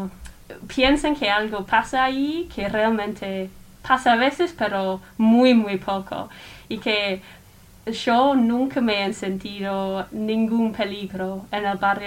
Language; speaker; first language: Spanish; non-native, fluent; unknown